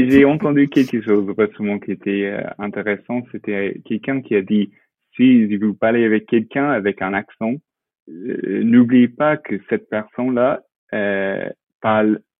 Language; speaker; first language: French; non-native, fluent; English